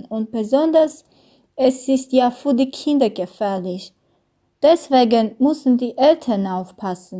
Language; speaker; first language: German; non-native, learner; Armenian